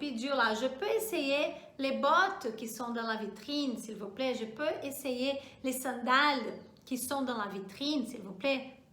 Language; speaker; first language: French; non-native, fluent; Portuguese